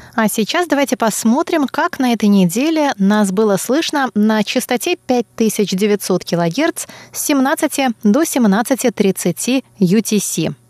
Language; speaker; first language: Russian; non-native, fluent; Chinese